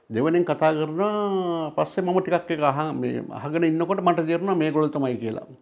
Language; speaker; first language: Sinhala; non-native, local second language; Tamil